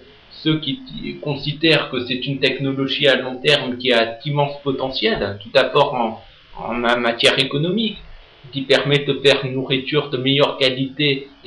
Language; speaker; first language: French; native; French